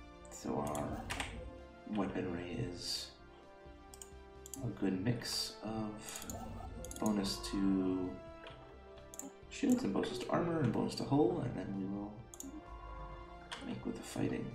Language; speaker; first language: English; native; English